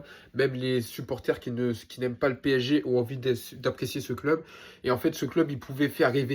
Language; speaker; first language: French; native; French